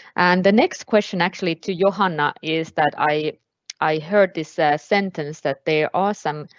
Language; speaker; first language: English; non-native, fluent; Finnish